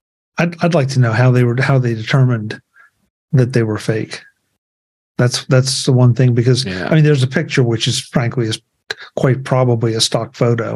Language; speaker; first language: English; native; English